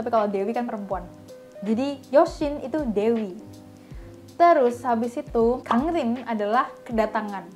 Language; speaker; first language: Indonesian; native; Indonesian